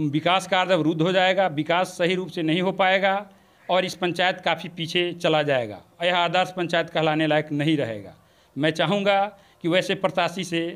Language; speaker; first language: Hindi; native; Hindi